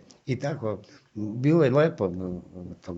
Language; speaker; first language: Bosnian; non-native, local second language; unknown